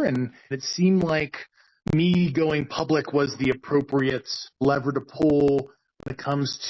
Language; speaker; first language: English; native; English